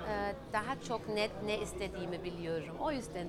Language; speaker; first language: Turkish; early bilingual, heritage; German